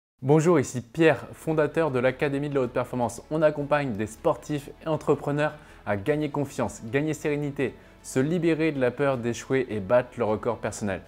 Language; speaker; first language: French; native; French